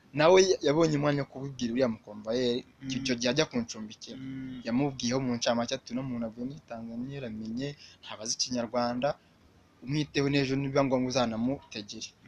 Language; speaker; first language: Kinyarwanda; early bilingual, heritage; Swahili